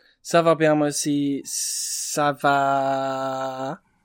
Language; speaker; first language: French; non-native, learner; English